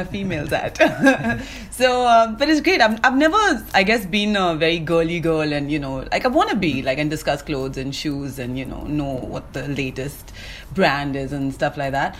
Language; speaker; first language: English; non-native, local second language; Malayalam